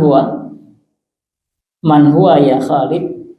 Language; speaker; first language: Arabic; non-native, fluent; Indonesian